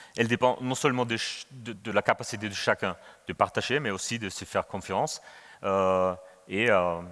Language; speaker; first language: French; non-native, fluent; German